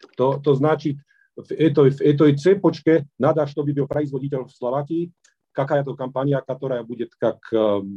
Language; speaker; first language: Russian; non-native, fluent; Slovak